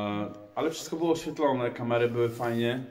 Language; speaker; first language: Polish; native; Polish